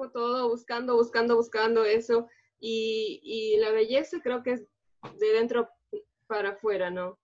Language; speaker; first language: Spanish; early bilingual, other home language; Portuguese